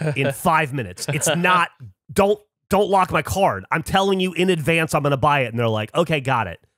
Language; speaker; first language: English; native; English